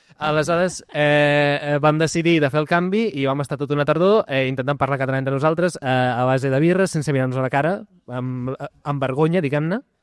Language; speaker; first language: Catalan; non-native, local second language; Spanish